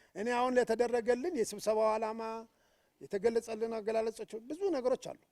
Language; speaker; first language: Amharic; native; Amharic